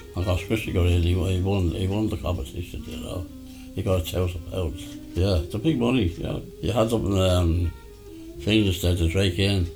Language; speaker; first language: English; native; English